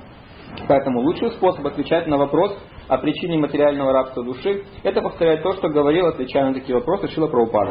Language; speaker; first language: Russian; native; Russian